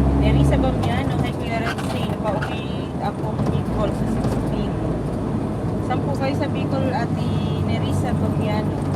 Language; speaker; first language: Filipino; native; Filipino